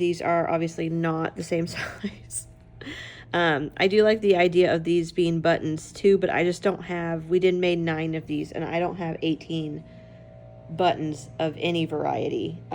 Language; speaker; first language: English; native; English